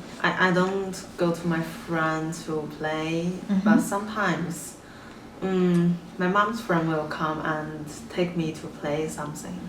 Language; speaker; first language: English; non-native, learner; Chinese